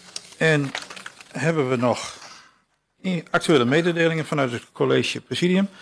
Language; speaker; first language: Dutch; native; Dutch